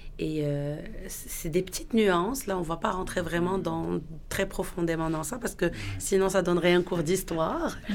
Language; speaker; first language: French; non-native, local second language; Arabic